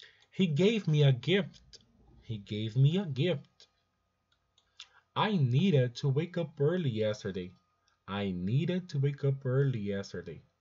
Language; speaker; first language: English; non-native, fluent; Portuguese